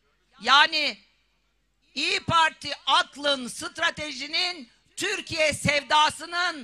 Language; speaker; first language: Turkish; native; Turkish